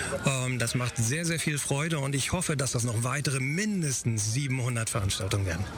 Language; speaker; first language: German; native; German